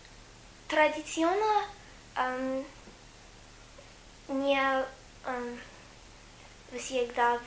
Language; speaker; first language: Russian; non-native, learner; English